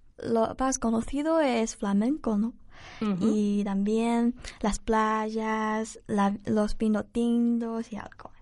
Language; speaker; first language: Spanish; non-native, learner; Chinese